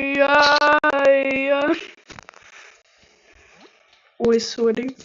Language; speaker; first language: Russian; native; Russian